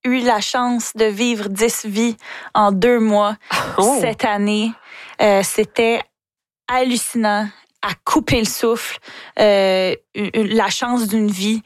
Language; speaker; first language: French; native; French